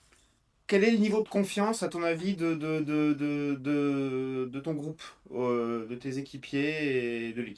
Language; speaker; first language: French; native; French